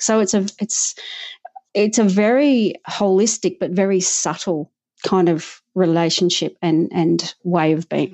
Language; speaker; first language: English; native; English